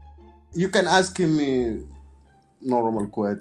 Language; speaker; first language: English; non-native, learner; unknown